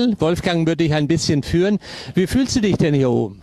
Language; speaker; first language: German; native; German